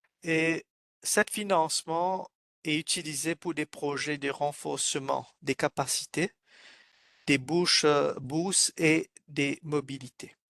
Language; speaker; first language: French; non-native, fluent; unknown